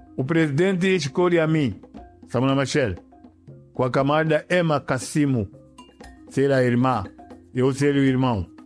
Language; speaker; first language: Portuguese; non-native, local second language; Yao